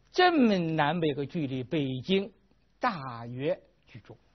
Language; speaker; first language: Chinese; native; Chinese